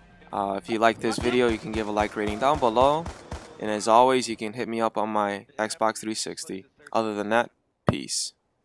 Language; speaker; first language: English; early bilingual, other home language; Spanish